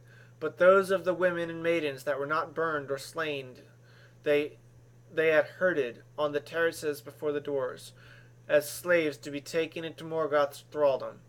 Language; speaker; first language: English; native; English